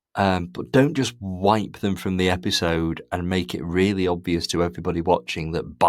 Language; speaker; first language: English; native; English